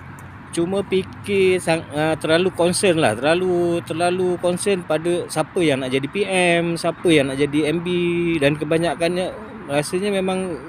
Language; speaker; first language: Malay; native; Malay